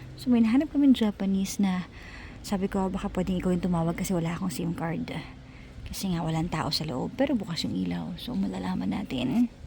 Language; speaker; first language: Filipino; native; Filipino